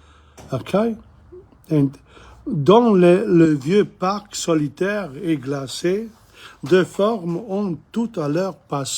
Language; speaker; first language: French; non-native, fluent; English